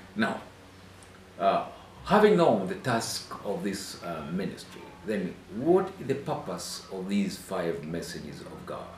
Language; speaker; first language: English; non-native, local second language; Swahili